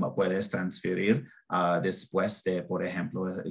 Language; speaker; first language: Spanish; early bilingual, heritage; Spanish